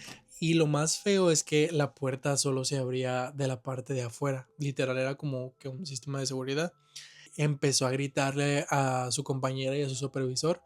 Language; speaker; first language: Spanish; native; Spanish